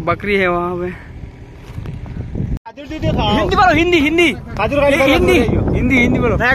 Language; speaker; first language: Hindi; non-native, local second language; Bangla